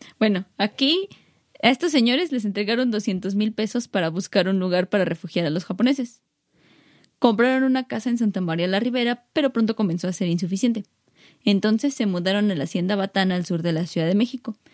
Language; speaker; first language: Spanish; native; Spanish